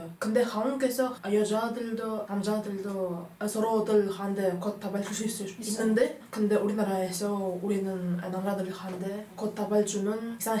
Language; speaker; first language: Korean; non-native, learner; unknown